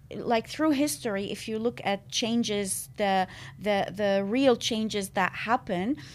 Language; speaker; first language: English; non-native, fluent; Arabic